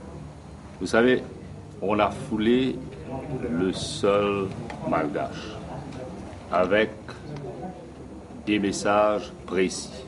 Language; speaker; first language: French; non-native, local second language; Morisyen